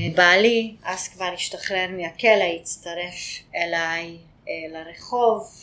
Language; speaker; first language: Hebrew; non-native, fluent; Hungarian